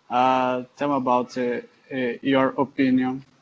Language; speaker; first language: English; non-native, learner; Portuguese